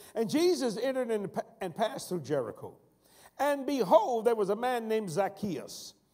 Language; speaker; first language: English; native; English